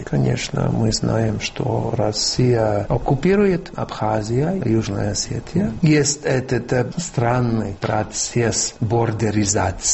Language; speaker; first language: Russian; non-native, fluent; English